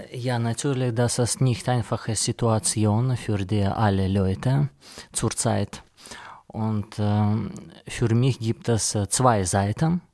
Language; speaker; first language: German; non-native, learner; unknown